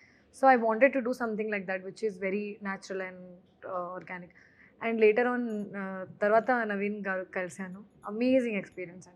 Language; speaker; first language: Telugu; non-native, fluent; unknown